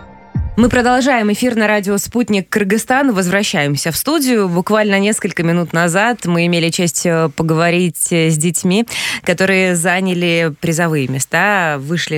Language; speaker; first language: Russian; native; Russian